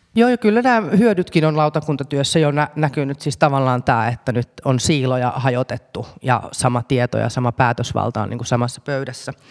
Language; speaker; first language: Finnish; native; Finnish